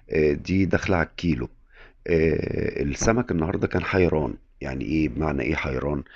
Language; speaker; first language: Arabic; native; Arabic